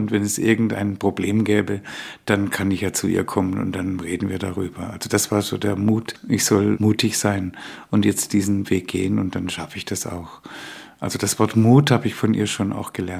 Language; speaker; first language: German; early bilingual, other home language; Spanish